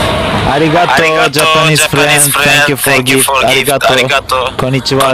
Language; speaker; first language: English; non-native, learner; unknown